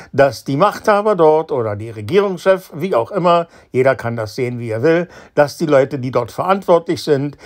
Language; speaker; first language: German; native; German